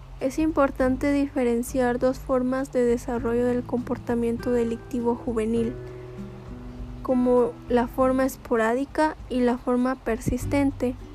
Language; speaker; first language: Spanish; native; Spanish